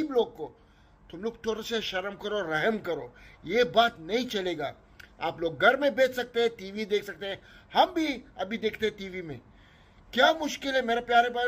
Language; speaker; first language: Hindi; non-native, learner; Arabic